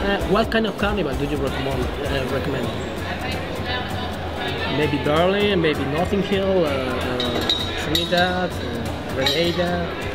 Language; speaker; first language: English; non-native, learner; Spanish